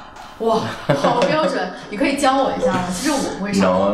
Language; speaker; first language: Chinese; native; Chinese